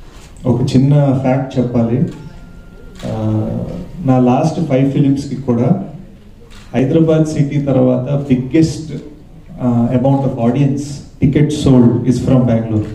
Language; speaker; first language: Telugu; early bilingual, heritage; Telugu